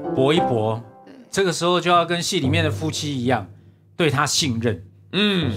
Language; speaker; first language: Chinese; native; Chinese